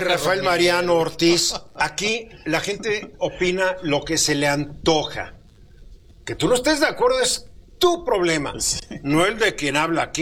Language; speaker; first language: Spanish; native; Spanish